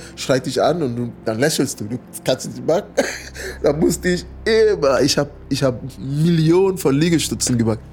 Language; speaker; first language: German; non-native, fluent; English